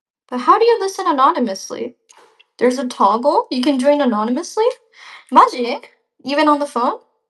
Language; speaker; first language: English; native; English